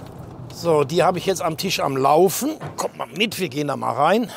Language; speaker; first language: German; native; German